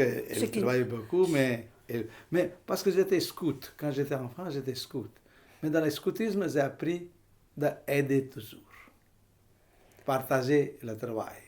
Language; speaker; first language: French; non-native, fluent; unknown